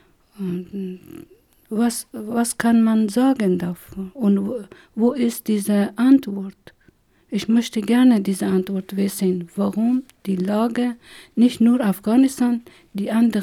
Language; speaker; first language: German; non-native, learner; Persian